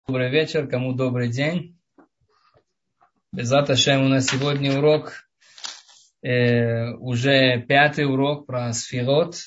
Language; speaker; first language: Russian; early bilingual, heritage; Russian